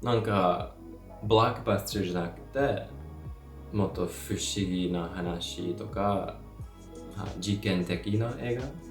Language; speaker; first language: Japanese; non-native, learner; English